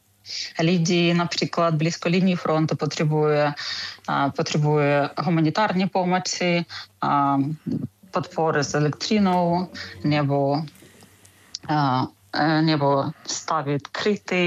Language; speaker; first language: Czech; non-native, learner; Ukrainian